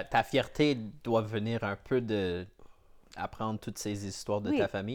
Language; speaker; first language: French; non-native, local second language; English